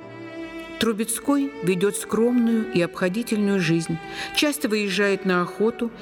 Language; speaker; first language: Russian; native; Russian